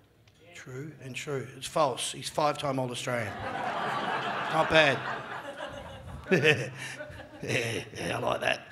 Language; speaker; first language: English; native; English